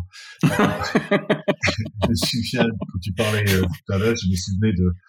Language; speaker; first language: French; non-native, fluent; English